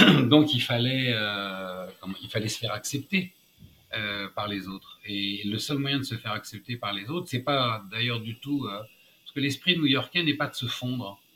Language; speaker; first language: French; native; French